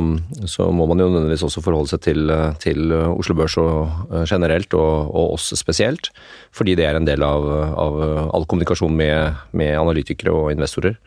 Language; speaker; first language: Norwegian; native; Norwegian